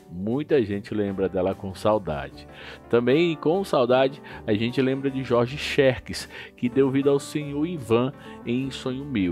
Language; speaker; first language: Portuguese; native; Portuguese